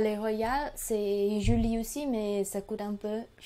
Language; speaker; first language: French; non-native, learner; Khmer